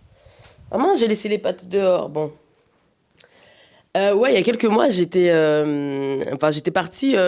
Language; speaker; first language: French; native; French